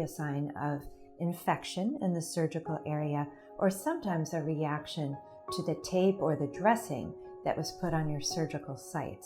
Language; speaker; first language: English; native; English